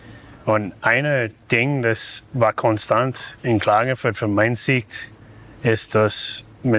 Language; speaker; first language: German; non-native, learner; English